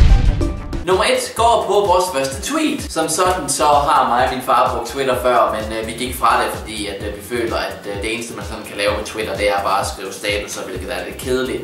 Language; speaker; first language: Danish; native; Danish